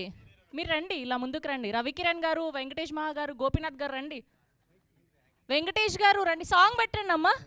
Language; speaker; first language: Telugu; native; Telugu